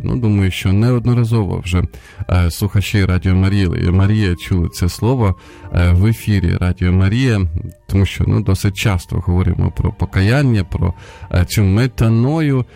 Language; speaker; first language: Ukrainian; non-native, local second language; Russian